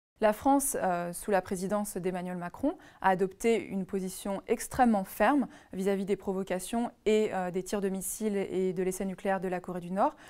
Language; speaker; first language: French; native; French